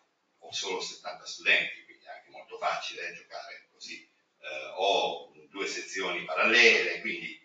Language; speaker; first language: Italian; native; Italian